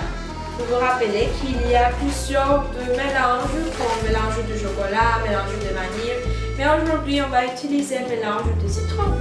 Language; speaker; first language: French; non-native, learner; Spanish